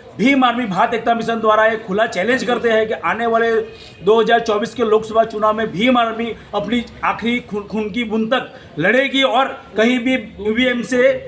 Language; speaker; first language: Hindi; non-native, local second language; Gujarati